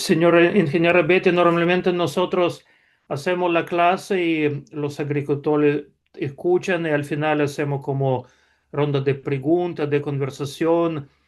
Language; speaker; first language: Spanish; non-native, fluent; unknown